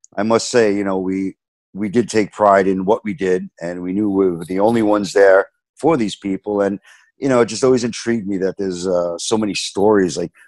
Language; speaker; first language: English; native; English